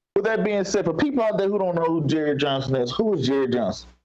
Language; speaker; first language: English; native; English